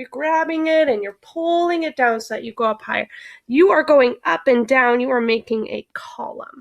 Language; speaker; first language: English; native; English